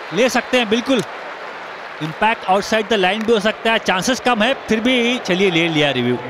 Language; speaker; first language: Hindi; native; Hindi